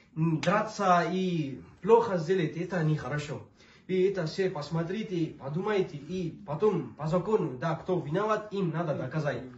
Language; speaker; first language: Russian; non-native, learner; Urdu